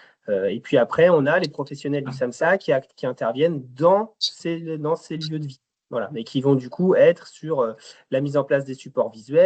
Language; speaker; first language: French; native; French